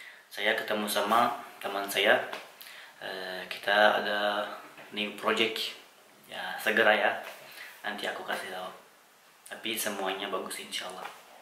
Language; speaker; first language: Indonesian; non-native, fluent; Turkish